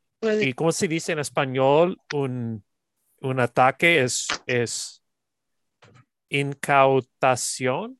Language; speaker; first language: Spanish; non-native, learner; English